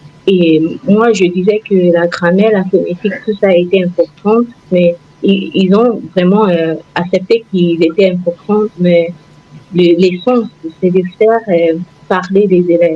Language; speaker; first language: French; non-native, fluent; Igbo